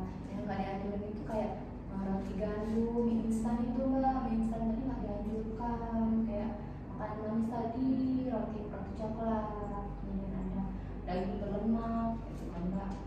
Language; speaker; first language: Indonesian; native; Indonesian